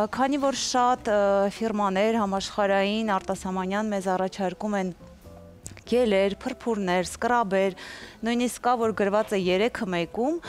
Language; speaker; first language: Armenian; native; Armenian